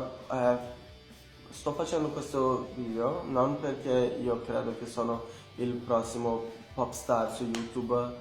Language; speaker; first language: Italian; non-native, learner; Portuguese